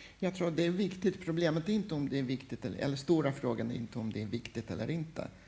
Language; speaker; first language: Swedish; non-native, fluent; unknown